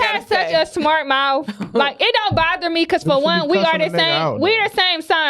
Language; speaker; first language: English; native; English